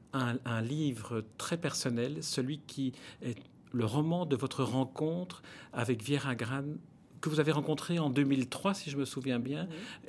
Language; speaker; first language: French; native; French